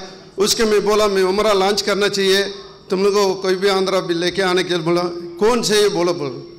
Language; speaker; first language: Hindi; non-native, local second language; Urdu